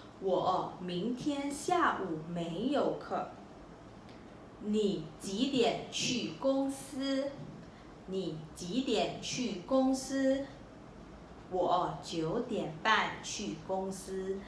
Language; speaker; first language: Chinese; non-native, local second language; Malay